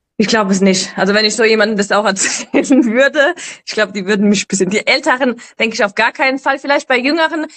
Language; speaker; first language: German; native; German